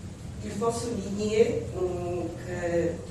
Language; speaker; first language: French; non-native, fluent; Polish